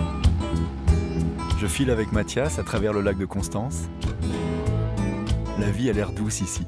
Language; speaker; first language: French; native; French